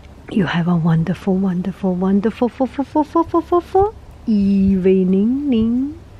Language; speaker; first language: English; non-native, fluent; Chinese